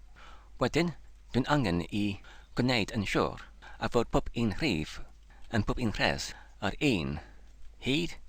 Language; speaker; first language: Welsh; non-native, learner; English